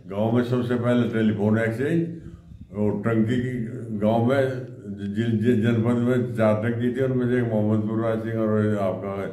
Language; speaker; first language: Hindi; native; Hindi